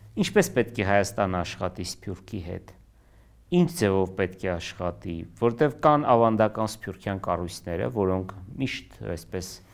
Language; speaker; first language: Armenian; native; Armenian